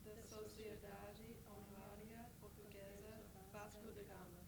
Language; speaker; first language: Portuguese; non-native, learner; English